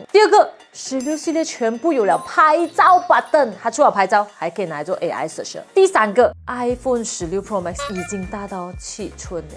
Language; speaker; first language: Chinese; non-native, local second language; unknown